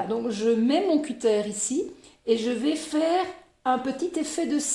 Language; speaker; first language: French; native; French